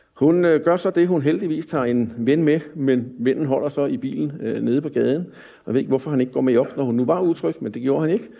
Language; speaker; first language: Danish; native; Danish